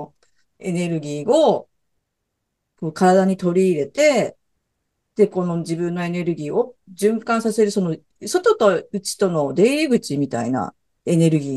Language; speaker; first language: Japanese; native; Japanese